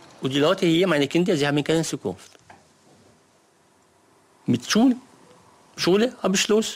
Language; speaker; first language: German; non-native, learner; Arabic